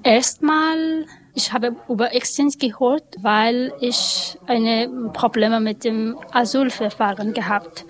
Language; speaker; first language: German; non-native, learner; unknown